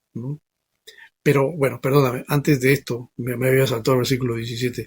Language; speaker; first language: Spanish; native; Spanish